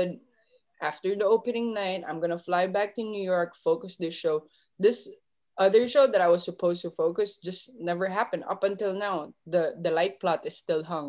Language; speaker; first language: English; non-native, local second language; Filipino